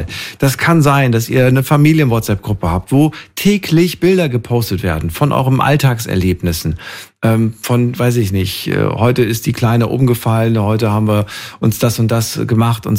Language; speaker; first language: German; native; German